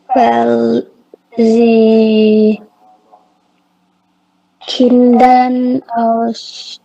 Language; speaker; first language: German; non-native, learner; Indonesian